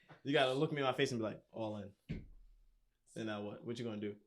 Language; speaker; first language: English; native; English